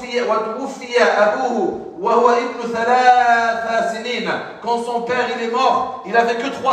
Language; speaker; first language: French; non-native, fluent; Arabic